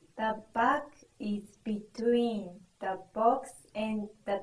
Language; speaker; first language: English; non-native, learner; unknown